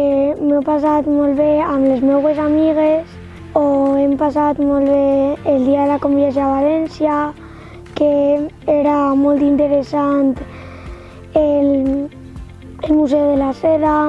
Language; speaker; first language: Catalan; non-native, local second language; Spanish